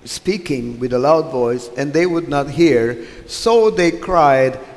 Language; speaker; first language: English; non-native, local second language; Filipino